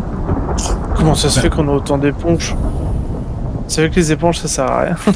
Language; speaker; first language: French; native; French